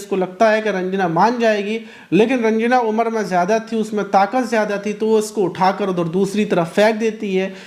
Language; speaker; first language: Hindi; native; Hindi